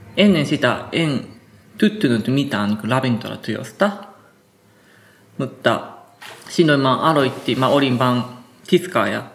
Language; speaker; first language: Finnish; non-native, learner; Japanese